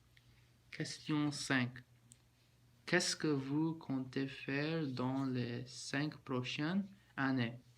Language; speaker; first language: French; non-native, learner; English